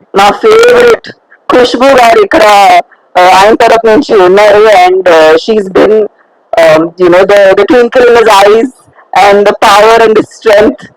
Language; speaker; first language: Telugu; non-native, fluent; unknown